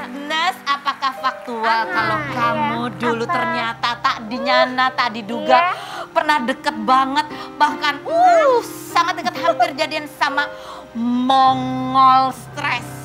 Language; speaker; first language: Indonesian; native; Indonesian